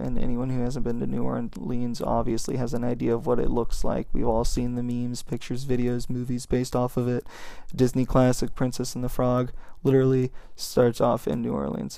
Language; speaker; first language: English; native; English